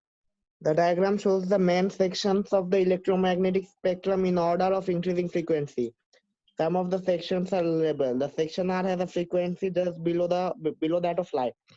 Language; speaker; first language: English; non-native, local second language; Bangla